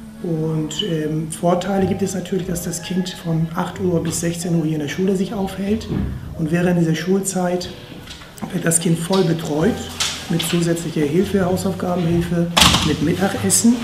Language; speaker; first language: German; early bilingual, other home language; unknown